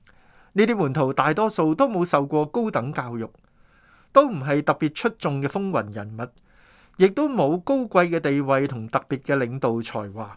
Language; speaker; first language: Chinese; non-native, local second language; Cantonese